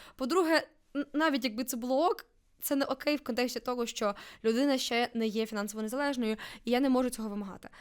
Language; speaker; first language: Ukrainian; native; Ukrainian